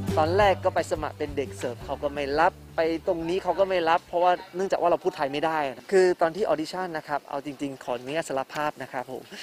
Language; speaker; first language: Thai; non-native, fluent; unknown